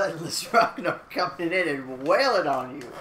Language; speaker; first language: English; native; English